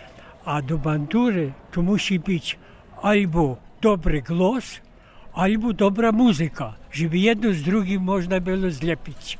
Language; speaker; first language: Polish; non-native, local second language; Ukrainian